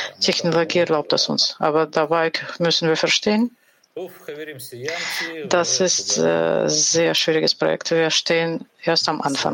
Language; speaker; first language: German; non-native, fluent; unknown